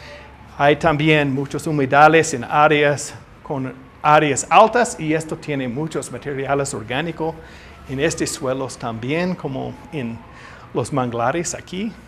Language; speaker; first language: Spanish; non-native, learner; English